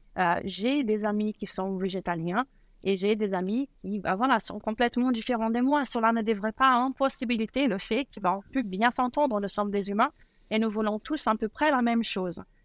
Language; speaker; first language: French; non-native, fluent; Portuguese